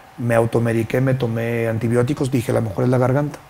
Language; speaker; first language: Spanish; native; Spanish